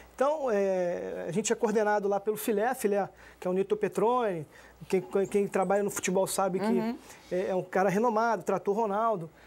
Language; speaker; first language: Portuguese; native; Portuguese